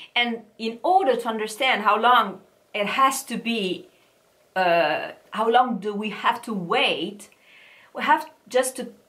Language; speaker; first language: English; non-native, fluent; Italian